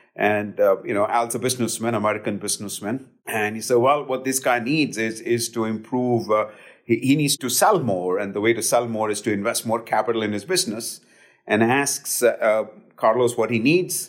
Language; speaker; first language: English; non-native, local second language; Hindi